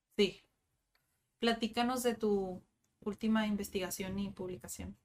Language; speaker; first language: Spanish; native; Spanish